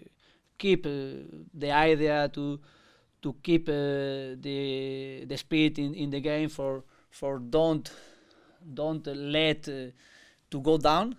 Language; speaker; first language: English; non-native, learner; Spanish